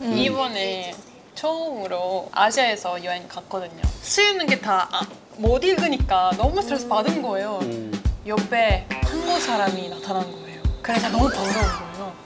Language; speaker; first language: Korean; non-native, fluent; Italian